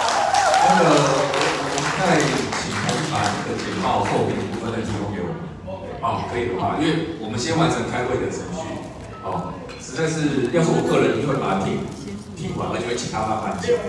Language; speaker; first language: Chinese; native; Chinese